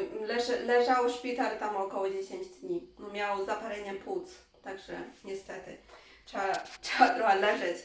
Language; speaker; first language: Polish; non-native, learner; Chinese